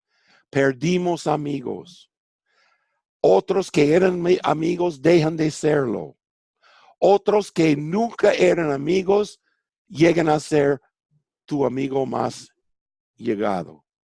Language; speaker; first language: Spanish; non-native, fluent; English